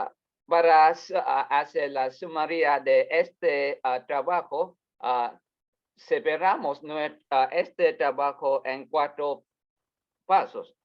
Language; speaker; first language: Spanish; non-native, learner; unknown